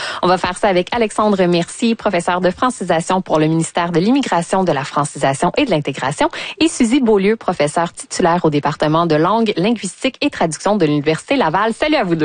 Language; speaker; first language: French; native; French